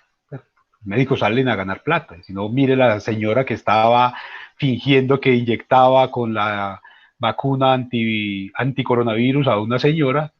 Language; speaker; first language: Spanish; native; Spanish